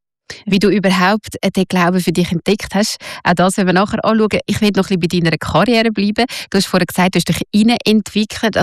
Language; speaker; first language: German; native; German